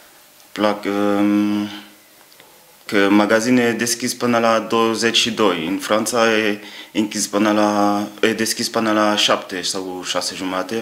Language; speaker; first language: Romanian; non-native, learner; French